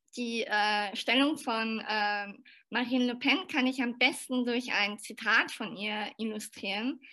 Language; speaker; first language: German; early bilingual, other home language; French